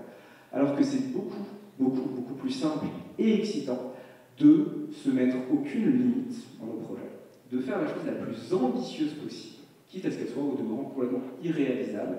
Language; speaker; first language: French; native; French